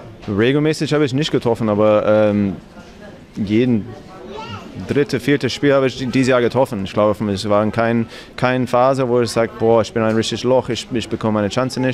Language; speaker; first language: German; non-native, fluent; English